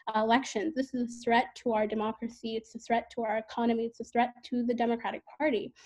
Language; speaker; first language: English; native; English